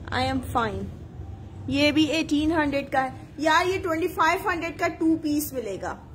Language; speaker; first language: Urdu; native; Urdu